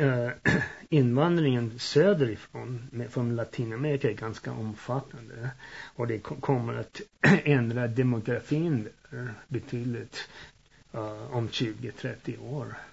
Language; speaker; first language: Swedish; early bilingual, heritage; Swedish